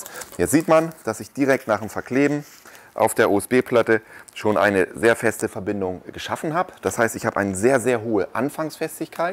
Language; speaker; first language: German; native; German